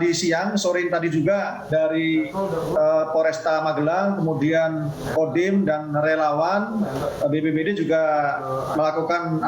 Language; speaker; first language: Indonesian; native; Indonesian